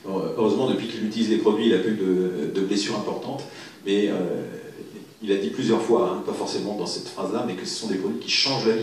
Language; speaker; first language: French; native; French